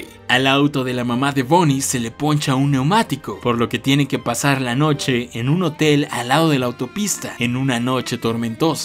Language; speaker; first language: Spanish; native; Spanish